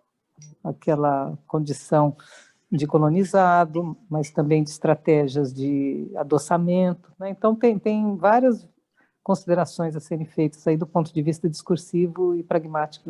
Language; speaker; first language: Portuguese; native; Portuguese